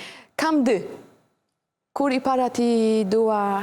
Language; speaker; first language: Albanian; non-native, learner; Polish